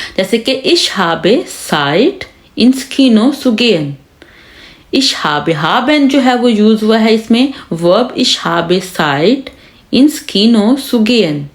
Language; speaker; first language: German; non-native, fluent; Urdu